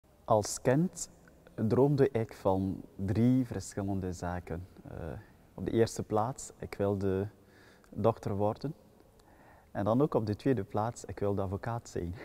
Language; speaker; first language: Dutch; non-native, fluent; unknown